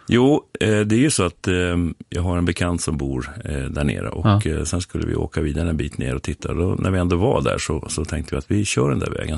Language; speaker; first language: Swedish; native; Swedish